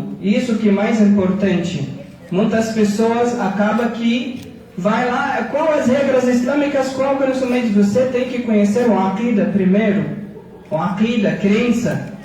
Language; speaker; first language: Portuguese; non-native, fluent; Arabic